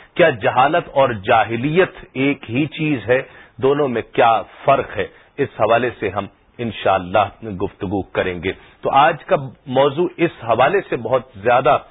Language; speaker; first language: Urdu; native; Urdu